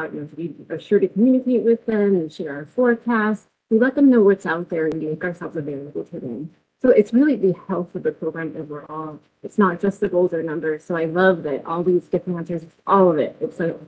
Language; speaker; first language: English; native; English